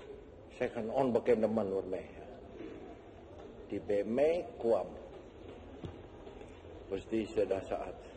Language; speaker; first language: Dutch; non-native, fluent; Indonesian